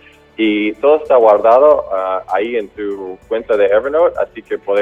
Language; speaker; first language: Spanish; non-native, fluent; English